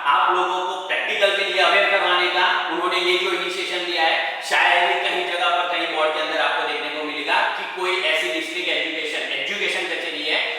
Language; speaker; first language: Hindi; non-native, local second language; Gujarati